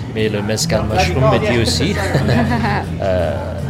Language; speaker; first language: French; non-native, fluent; English